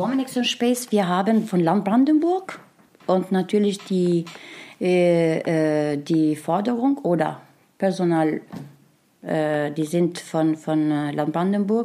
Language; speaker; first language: German; non-native, learner; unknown